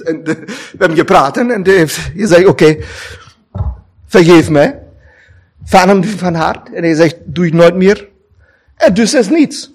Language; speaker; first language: Dutch; non-native, fluent; German